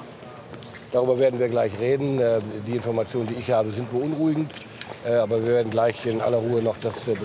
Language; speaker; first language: German; native; German